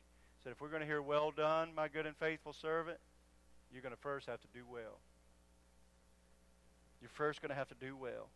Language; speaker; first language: English; native; English